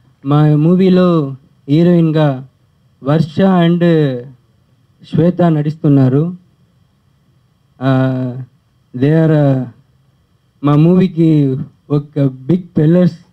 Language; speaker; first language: Telugu; early bilingual, heritage; Telugu